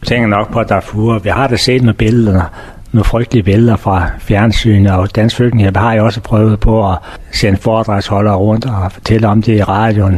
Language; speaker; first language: Danish; native; Danish